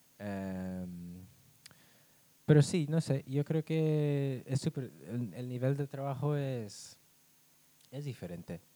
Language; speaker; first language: Spanish; non-native, fluent; English